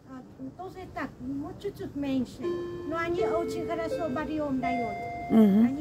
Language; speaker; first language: Russian; non-native, learner; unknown